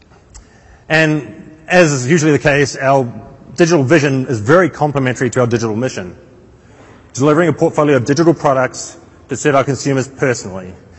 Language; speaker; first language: English; native; English